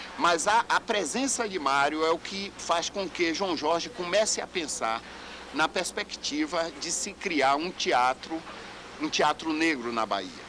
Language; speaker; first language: Portuguese; native; Portuguese